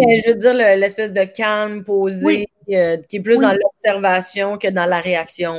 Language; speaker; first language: French; native; French